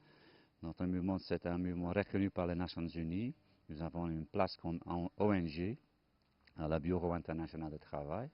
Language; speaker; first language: French; non-native, fluent; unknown